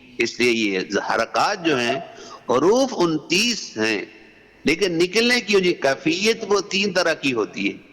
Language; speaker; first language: Urdu; non-native, local second language; Punjabi